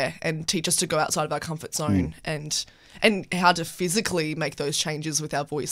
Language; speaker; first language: English; native; English